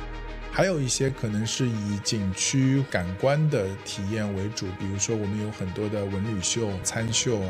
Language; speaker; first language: Chinese; native; Chinese